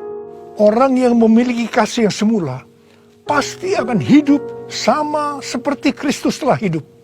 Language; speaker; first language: Indonesian; native; Indonesian